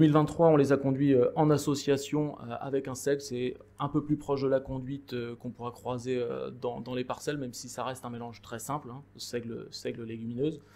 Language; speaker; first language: French; native; French